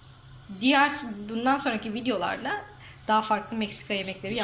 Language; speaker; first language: Turkish; native; Turkish